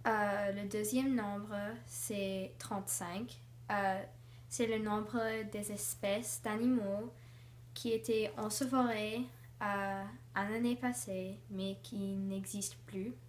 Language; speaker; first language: French; non-native, learner; English